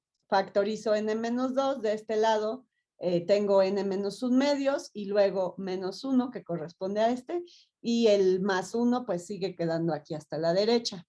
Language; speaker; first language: Spanish; native; Spanish